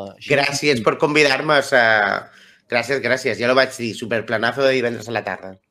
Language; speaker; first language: Catalan; non-native, local second language; Spanish